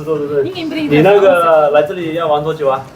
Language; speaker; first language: Chinese; native; Chinese